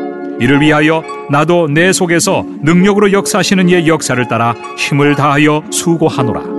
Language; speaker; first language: Korean; native; Korean